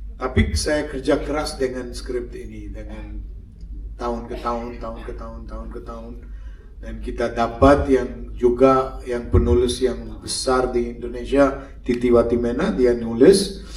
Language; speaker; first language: Indonesian; non-native, fluent; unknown